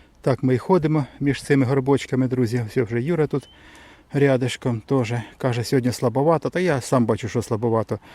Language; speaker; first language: Ukrainian; non-native, local second language; Russian